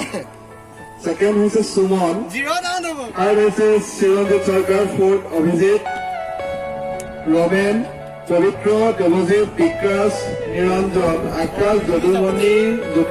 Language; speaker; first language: Assamese; native; Assamese